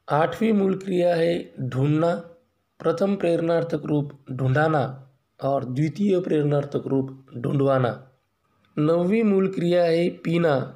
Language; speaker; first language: Hindi; non-native, local second language; Marathi